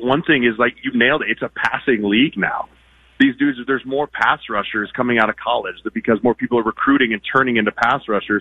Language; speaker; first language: English; native; English